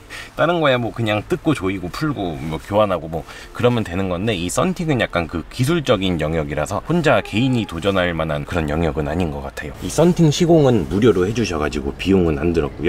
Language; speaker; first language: Korean; native; Korean